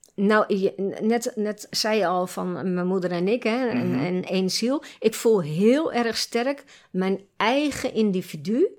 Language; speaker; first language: Dutch; native; Dutch